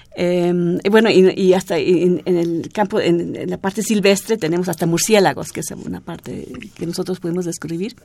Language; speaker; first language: Spanish; non-native, fluent; German